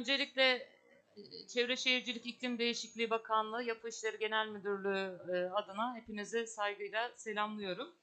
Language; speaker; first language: Turkish; native; Turkish